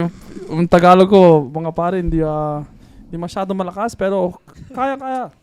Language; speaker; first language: Filipino; early bilingual, heritage; Filipino